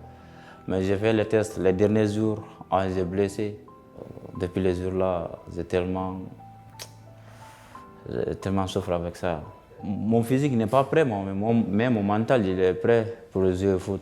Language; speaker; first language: French; non-native, learner; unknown